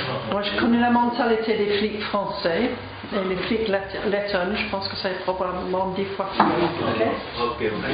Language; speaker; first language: French; non-native, fluent; English